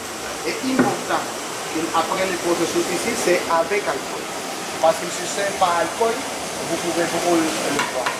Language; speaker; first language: French; non-native, learner; Spanish